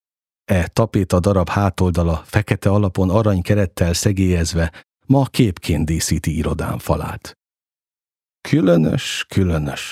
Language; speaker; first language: Hungarian; native; Hungarian